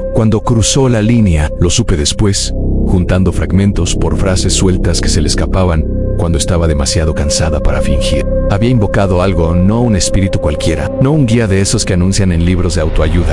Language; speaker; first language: Spanish; native; Spanish